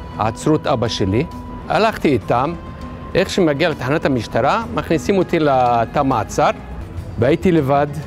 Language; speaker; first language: Hebrew; non-native, fluent; Arabic